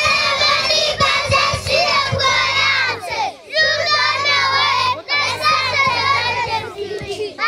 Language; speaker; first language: French; non-native, learner; Kinyarwanda